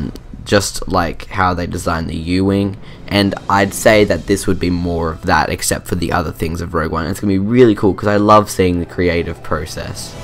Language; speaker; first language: English; native; English